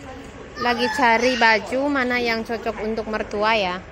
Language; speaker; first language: Indonesian; native; Indonesian